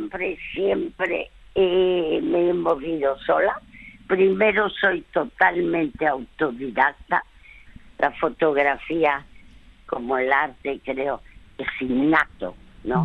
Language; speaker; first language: Spanish; early bilingual, other home language; French